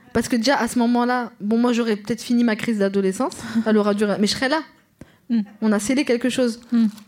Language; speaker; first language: French; early bilingual, other home language; Arabic